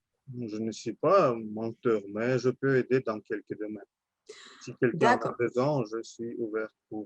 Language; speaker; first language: French; non-native, learner; Russian